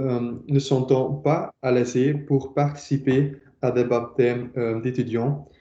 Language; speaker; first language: French; non-native, learner; Dutch